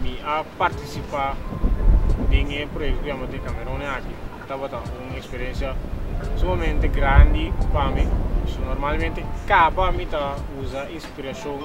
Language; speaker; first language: Dutch; non-native, local second language; Papiamento